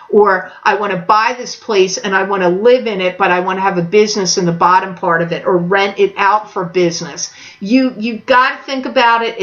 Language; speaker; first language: English; native; English